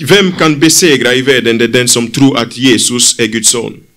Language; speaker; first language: Swedish; non-native, fluent; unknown